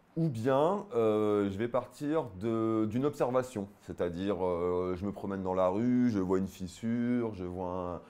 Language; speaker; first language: French; native; French